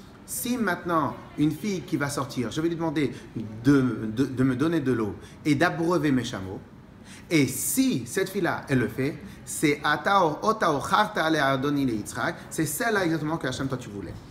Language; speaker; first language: French; native; French